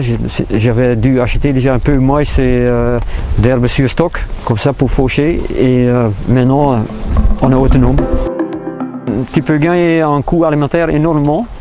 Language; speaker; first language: French; non-native, fluent; Dutch